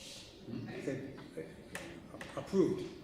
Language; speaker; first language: French; non-native, fluent; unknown